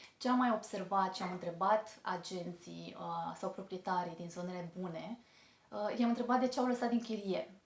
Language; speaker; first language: Romanian; native; Romanian